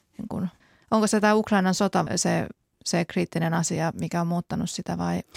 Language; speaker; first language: Finnish; native; Finnish